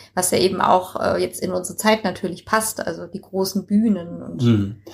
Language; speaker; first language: German; native; German